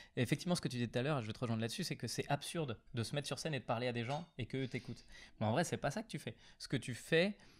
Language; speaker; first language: French; native; French